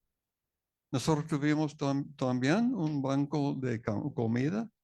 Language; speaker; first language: Spanish; non-native, fluent; English